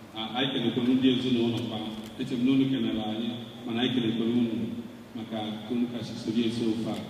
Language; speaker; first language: Igbo; native; Igbo